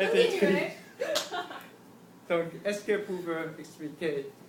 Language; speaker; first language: French; non-native, learner; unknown